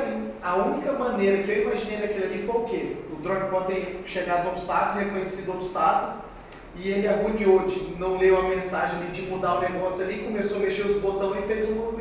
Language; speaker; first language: Portuguese; native; Portuguese